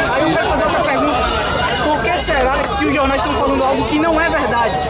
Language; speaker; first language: Portuguese; native; Portuguese